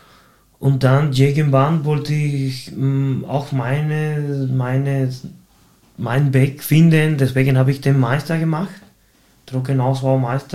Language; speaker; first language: German; non-native, fluent; Spanish